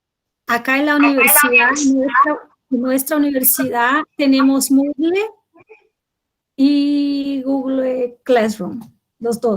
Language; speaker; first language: Spanish; non-native, fluent; Portuguese